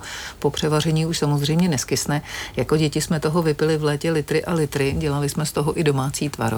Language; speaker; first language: Czech; native; Czech